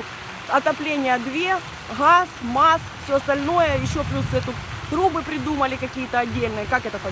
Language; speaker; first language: Russian; native; Russian